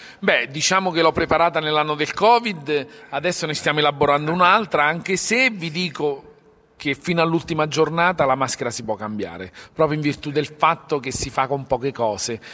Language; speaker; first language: Italian; native; Italian